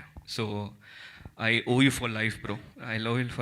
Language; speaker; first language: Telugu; early bilingual, heritage; Telugu